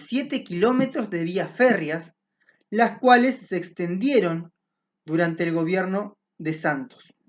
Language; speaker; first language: Spanish; native; Spanish